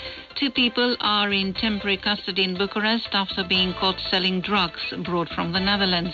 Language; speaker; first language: English; non-native, fluent; Romanian